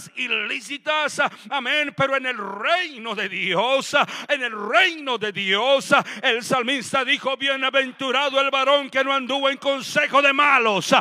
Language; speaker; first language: Spanish; native; Spanish